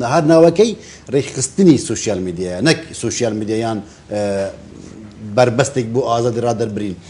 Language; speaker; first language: Central Kurdish; non-native, local second language; Kurdish